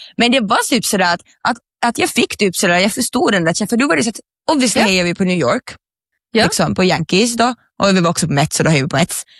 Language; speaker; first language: Swedish; native; Swedish